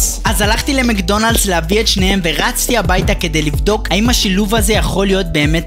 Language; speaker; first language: Hebrew; native; Hebrew